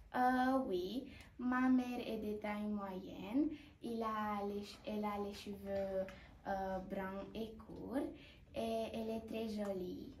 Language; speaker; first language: French; non-native, learner; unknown